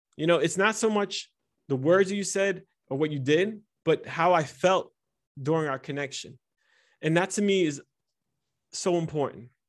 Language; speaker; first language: English; early bilingual, other home language; Italian